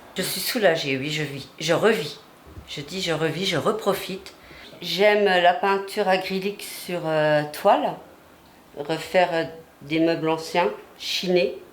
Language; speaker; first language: French; native; French